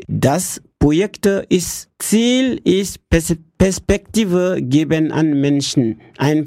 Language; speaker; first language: German; non-native, learner; French